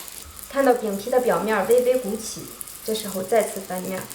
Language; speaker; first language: Chinese; native; Chinese